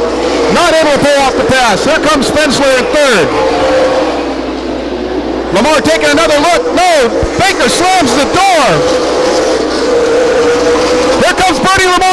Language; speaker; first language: English; native; English